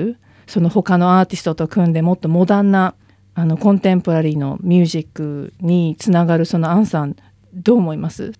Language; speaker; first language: Japanese; native; Japanese